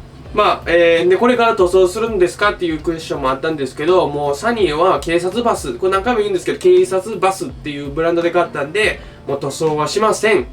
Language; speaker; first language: Japanese; native; Japanese